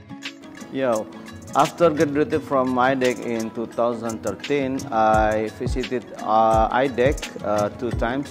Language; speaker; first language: English; non-native, learner; Indonesian